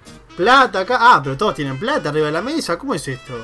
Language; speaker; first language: Spanish; native; Spanish